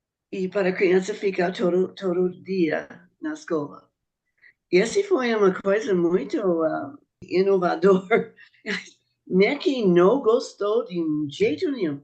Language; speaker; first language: Portuguese; non-native, fluent; English